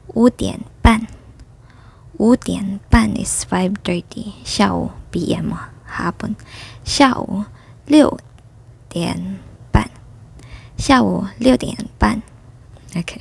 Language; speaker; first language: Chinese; non-native, fluent; Filipino